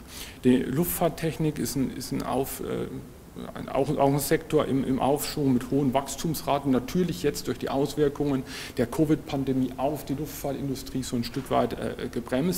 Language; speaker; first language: German; native; German